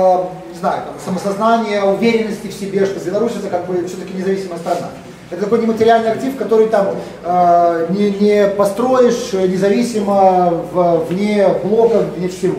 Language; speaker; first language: Russian; native; Russian